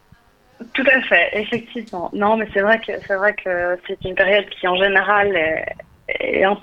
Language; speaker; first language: French; native; French